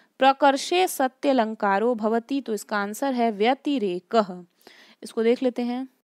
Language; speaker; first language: Hindi; native; Hindi